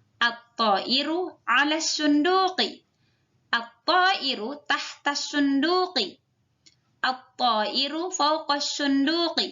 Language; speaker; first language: Arabic; non-native, fluent; Indonesian